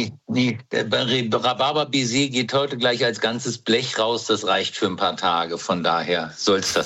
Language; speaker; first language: German; native; German